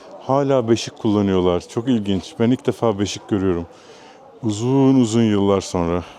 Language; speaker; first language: Turkish; native; Turkish